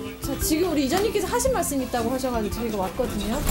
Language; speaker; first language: Korean; native; Korean